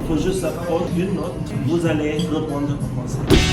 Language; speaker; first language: French; non-native, fluent; Filipino